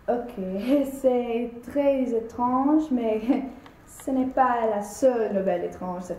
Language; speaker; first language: French; non-native, learner; English